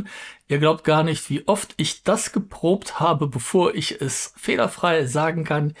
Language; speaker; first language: German; native; German